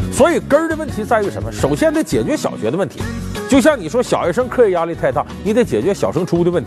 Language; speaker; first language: Chinese; native; Chinese